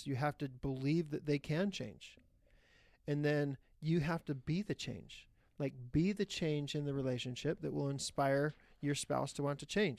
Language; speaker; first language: English; native; English